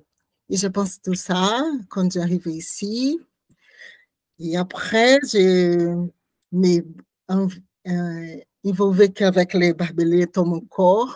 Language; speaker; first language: French; non-native, learner; Portuguese